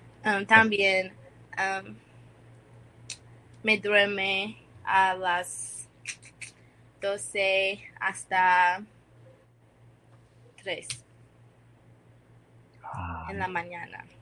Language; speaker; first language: Spanish; non-native, learner; English